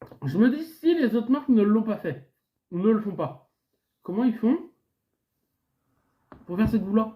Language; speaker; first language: French; native; French